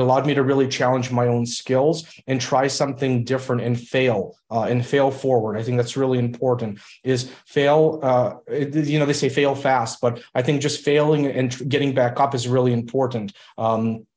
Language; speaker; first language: English; early bilingual, other home language; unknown